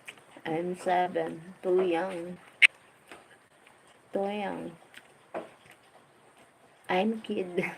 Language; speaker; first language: English; non-native, learner; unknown